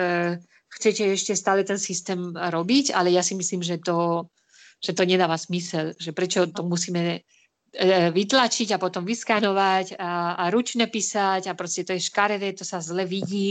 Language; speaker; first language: Slovak; non-native, fluent; Spanish